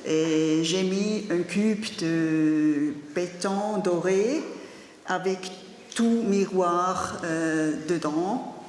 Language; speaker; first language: French; non-native, learner; German